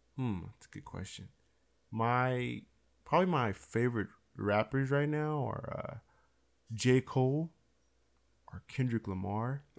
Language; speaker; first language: English; native; English